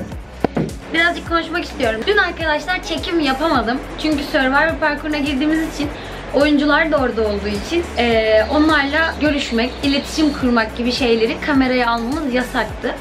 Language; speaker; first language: Turkish; native; Turkish